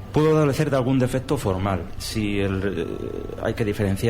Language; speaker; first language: Spanish; native; Spanish